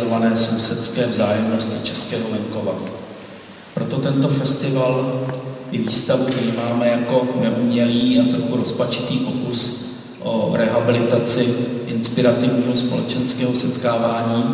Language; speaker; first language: Czech; native; Czech